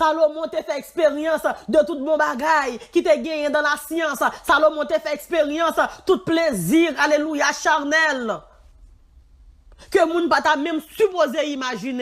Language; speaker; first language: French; non-native, local second language; Haitian Creole